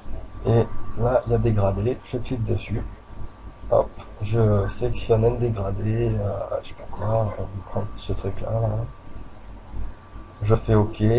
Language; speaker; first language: French; native; French